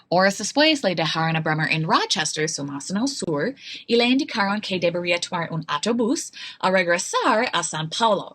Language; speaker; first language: Spanish; non-native, fluent; English